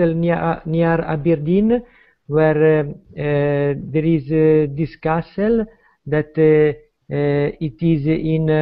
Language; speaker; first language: English; non-native, learner; Italian